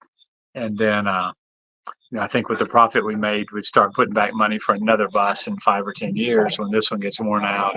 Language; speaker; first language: English; native; English